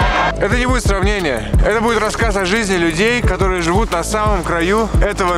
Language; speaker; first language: Russian; native; Russian